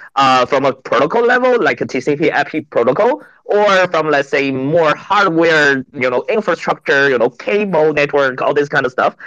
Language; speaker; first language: English; non-native, fluent; Chinese